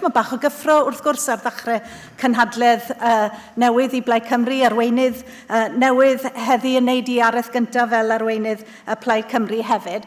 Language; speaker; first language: Welsh; native; Welsh